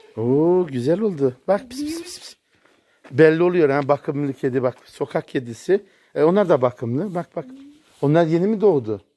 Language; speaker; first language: Turkish; early bilingual, heritage; Turkish